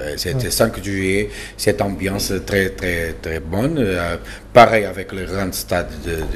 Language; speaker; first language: French; non-native, learner; Portuguese